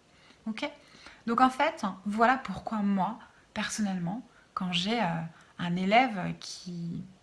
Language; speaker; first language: French; native; French